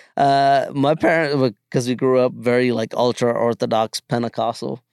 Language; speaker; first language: English; early bilingual, other home language; Malayalam